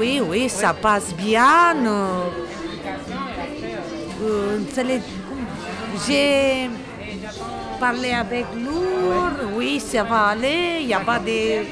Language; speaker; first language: French; non-native, learner; Romanian